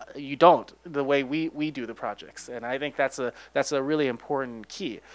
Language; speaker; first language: English; native; English